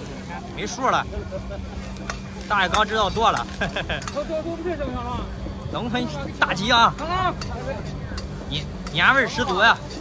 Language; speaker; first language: Chinese; native; Chinese